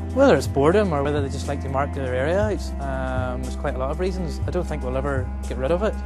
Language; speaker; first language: English; native; English